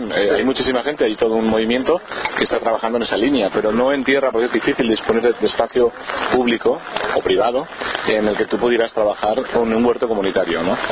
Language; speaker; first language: Spanish; native; Spanish